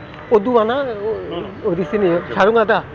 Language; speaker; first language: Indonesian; non-native, learner; Bangla